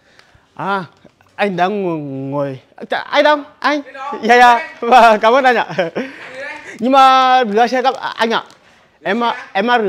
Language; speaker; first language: Vietnamese; non-native, learner; Portuguese